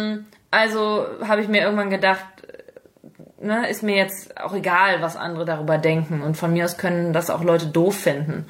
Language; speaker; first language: German; native; German